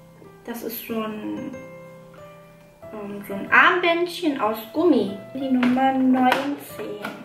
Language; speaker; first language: German; native; German